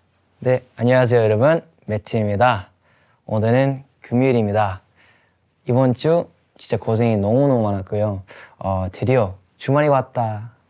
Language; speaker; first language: Korean; early bilingual, heritage; English